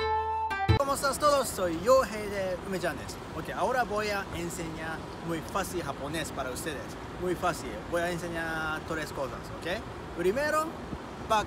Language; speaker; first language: Spanish; non-native, learner; Japanese